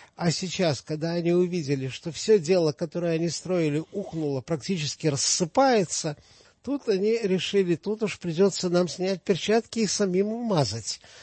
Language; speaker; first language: Russian; native; Russian